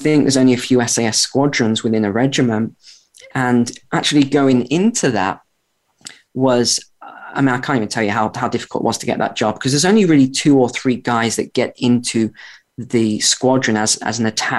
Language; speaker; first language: English; native; English